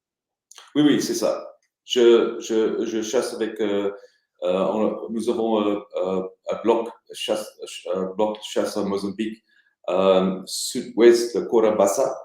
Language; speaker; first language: French; non-native, learner; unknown